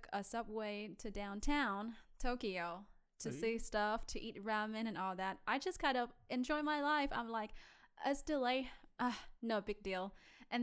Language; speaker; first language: English; non-native, fluent; Vietnamese